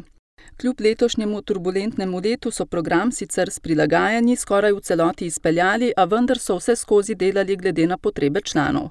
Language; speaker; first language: Slovenian; native; Slovenian